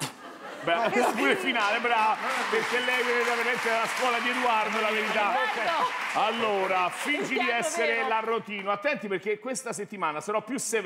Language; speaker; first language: Italian; native; Italian